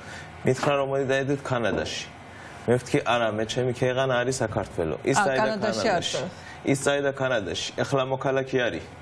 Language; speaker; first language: Georgian; early bilingual, heritage; Persian